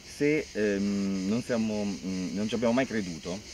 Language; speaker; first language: Italian; native; Italian